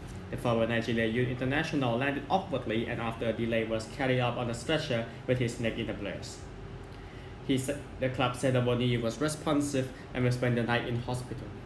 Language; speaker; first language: English; non-native, fluent; Thai